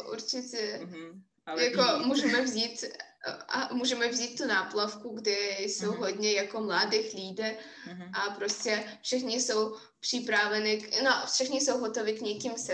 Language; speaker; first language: Czech; non-native, fluent; Russian